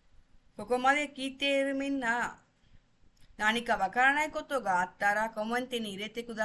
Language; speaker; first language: Japanese; non-native, fluent; Tamil